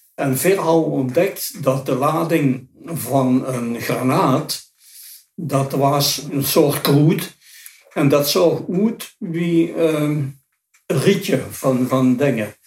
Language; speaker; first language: Dutch; native; Dutch